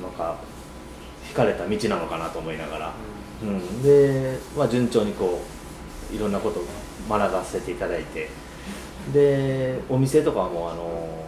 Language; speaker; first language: Japanese; native; Japanese